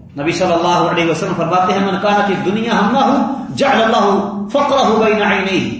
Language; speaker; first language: Urdu; native; Urdu